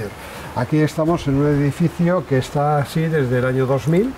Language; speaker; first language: Spanish; native; Spanish